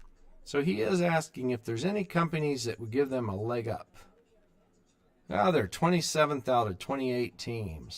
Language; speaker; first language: English; native; English